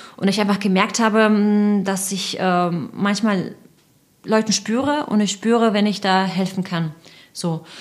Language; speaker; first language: German; non-native, fluent; Russian